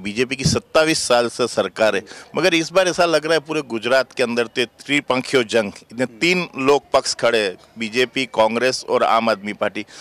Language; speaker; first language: Hindi; non-native, local second language; Gujarati